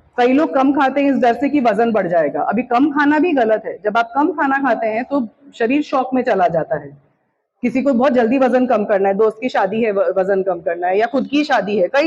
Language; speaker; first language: Hindi; non-native, local second language; Bangla